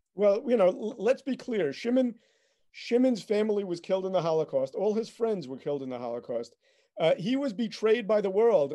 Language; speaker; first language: English; native; English